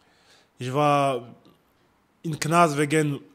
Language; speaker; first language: German; non-native, learner; French